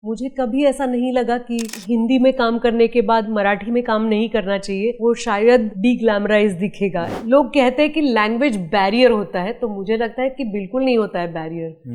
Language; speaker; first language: Hindi; non-native, local second language; Marathi